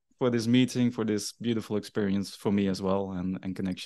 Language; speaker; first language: English; non-native, fluent; Dutch